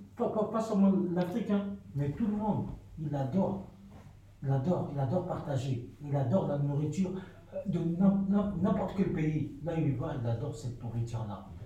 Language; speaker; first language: French; non-native, fluent; Soninke